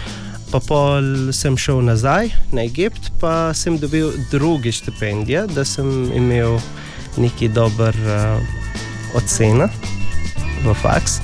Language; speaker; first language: Slovenian; non-native, learner; Arabic